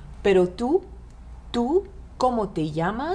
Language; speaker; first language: Spanish; non-native, fluent; French